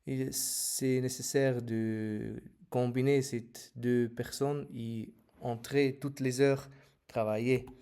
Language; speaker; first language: French; non-native, fluent; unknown